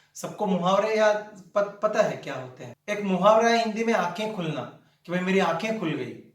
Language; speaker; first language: Hindi; non-native, local second language; Marathi